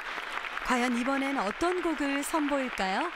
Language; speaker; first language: Korean; native; Korean